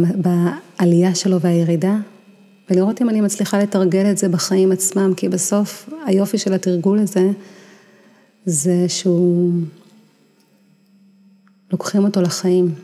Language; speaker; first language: Hebrew; native; Hebrew